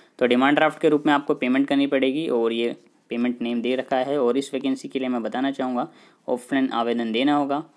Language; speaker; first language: Hindi; native; Hindi